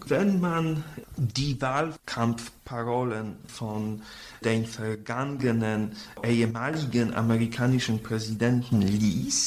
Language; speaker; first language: German; non-native, fluent; Polish